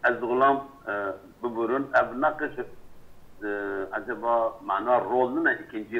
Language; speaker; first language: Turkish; non-native, local second language; Kurdish